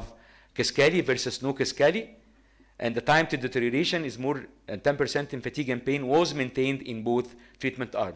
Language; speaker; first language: English; non-native, fluent; Arabic